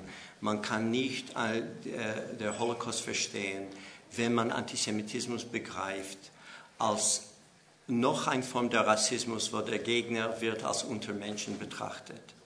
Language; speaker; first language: German; non-native, fluent; English